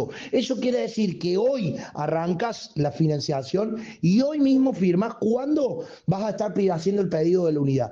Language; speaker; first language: Spanish; native; Spanish